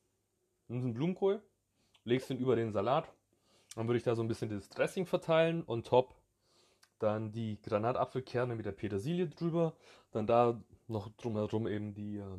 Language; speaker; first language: German; native; German